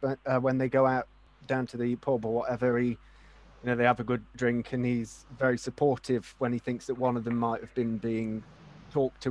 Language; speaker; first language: English; native; English